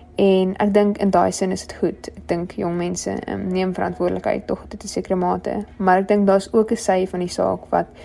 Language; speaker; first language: Afrikaans; native; Afrikaans